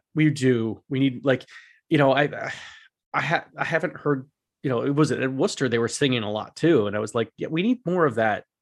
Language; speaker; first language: English; native; English